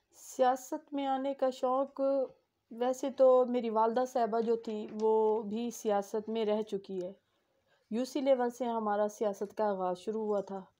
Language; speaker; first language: Urdu; non-native, local second language; Saraiki